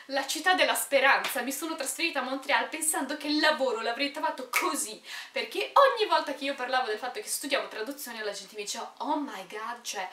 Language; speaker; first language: Italian; non-native, local second language; Romanian